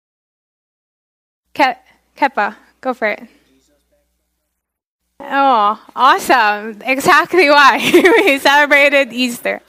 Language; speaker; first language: English; non-native, local second language; Filipino